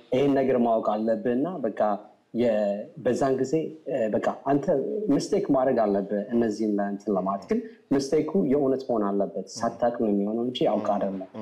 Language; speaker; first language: Amharic; early bilingual, other home language; English